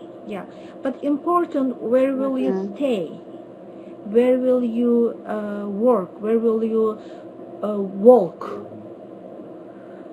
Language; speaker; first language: English; non-native, learner; Turkish